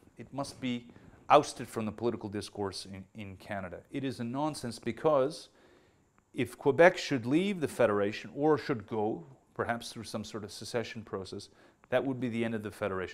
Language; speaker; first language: English; native; English